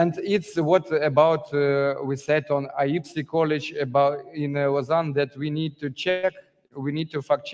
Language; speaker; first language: English; non-native, learner; Ukrainian